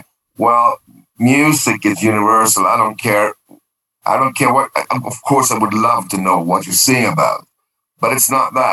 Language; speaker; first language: English; non-native, fluent; Swedish